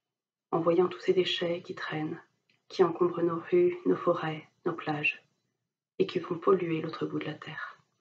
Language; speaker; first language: French; native; French